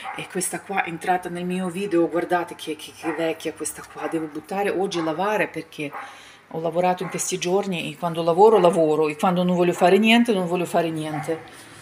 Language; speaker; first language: Italian; non-native, learner; Ukrainian